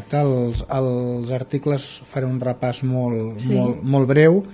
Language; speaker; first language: Catalan; native; Catalan